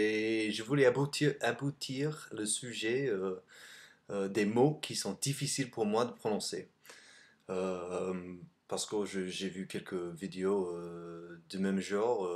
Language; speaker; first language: French; non-native, fluent; English